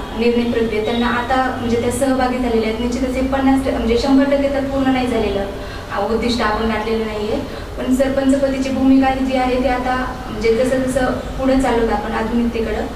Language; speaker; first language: Marathi; native; Marathi